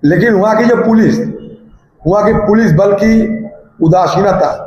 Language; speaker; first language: Hindi; non-native, local second language; Bangla